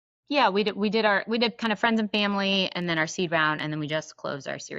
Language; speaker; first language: English; native; English